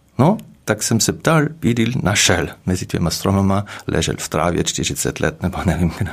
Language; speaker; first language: Czech; non-native, fluent; German